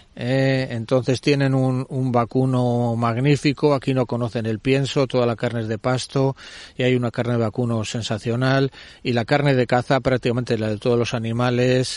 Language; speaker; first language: Spanish; native; Spanish